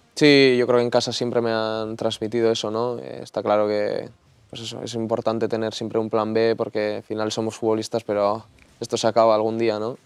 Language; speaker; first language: Spanish; native; Spanish